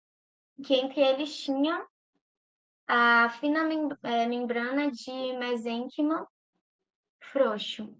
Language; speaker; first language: Portuguese; native; Portuguese